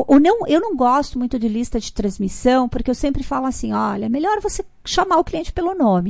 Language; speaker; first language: Portuguese; native; Portuguese